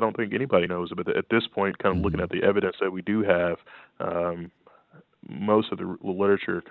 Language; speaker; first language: English; native; English